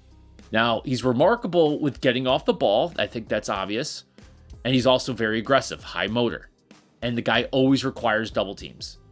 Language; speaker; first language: English; native; English